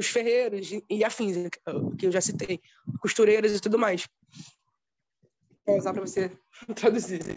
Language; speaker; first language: Portuguese; native; Portuguese